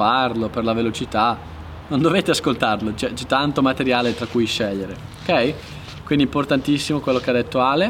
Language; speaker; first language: Italian; native; Italian